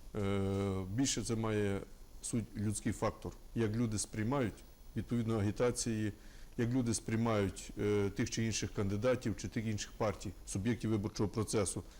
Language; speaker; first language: Ukrainian; native; Ukrainian